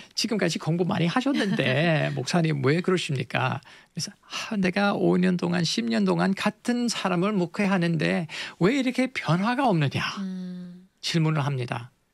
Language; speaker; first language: Korean; non-native, fluent; English